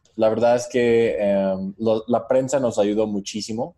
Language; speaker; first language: Spanish; non-native, fluent; English